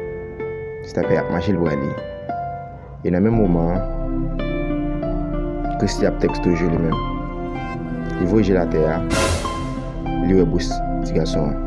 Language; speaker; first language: French; non-native, learner; Haitian Creole